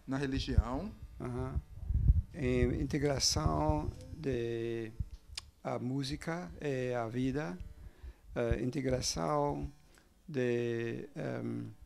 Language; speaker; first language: Portuguese; non-native, learner; English